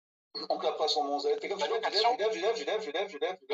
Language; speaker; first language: French; native; French